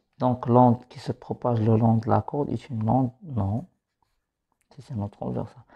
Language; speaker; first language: French; non-native, local second language; Arabic